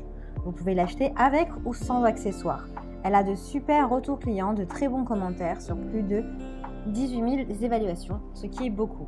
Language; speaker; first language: French; native; French